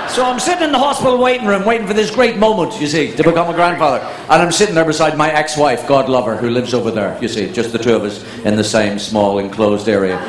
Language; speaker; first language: English; native; English